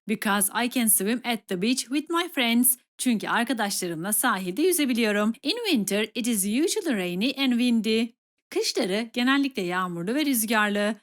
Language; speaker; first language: English; non-native, fluent; Turkish